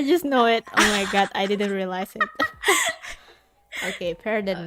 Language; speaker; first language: English; non-native, fluent; Indonesian